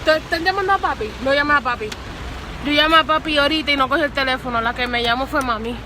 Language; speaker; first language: Spanish; early bilingual, heritage; Spanish